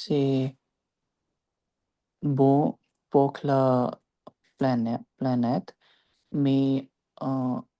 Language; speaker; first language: French; non-native, learner; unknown